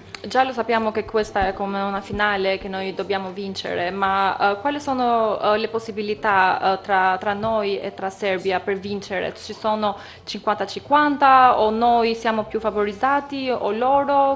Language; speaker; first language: Italian; non-native, fluent; Albanian